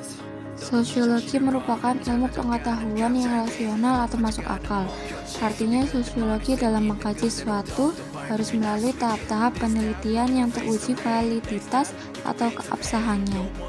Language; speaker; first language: Indonesian; native; Indonesian